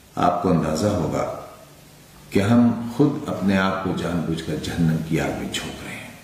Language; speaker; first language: Urdu; native; Urdu